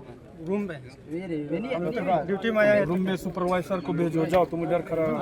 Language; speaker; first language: Hindi; non-native, local second language; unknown